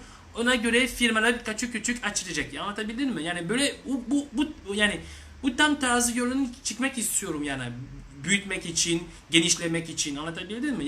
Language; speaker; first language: Turkish; non-native, learner; French